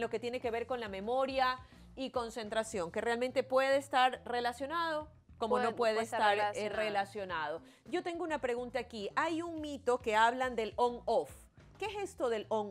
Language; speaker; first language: Spanish; native; Spanish